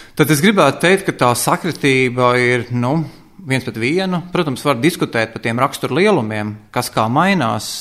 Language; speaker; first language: Latvian; native; Latvian